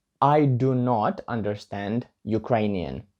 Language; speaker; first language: English; non-native, learner; Ukrainian